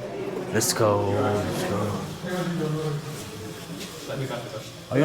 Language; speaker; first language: English; non-native, learner; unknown